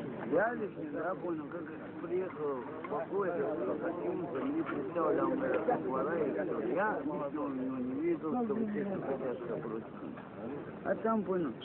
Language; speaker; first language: Russian; non-native, local second language; Azerbaijani